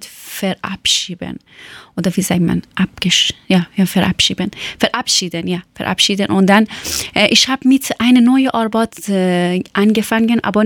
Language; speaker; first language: German; non-native, learner; Persian